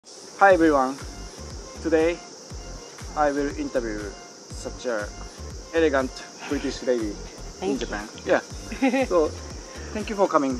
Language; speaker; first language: English; non-native, fluent; Japanese